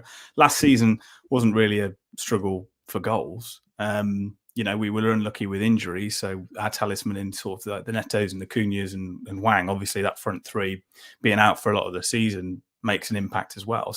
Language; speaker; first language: English; native; English